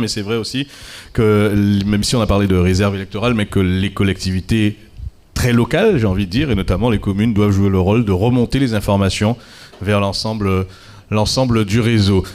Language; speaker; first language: French; native; French